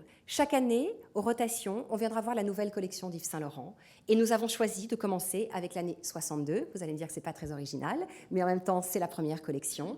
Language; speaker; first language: French; native; French